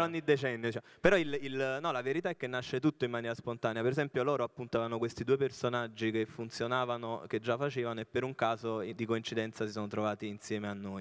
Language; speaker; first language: Italian; native; Italian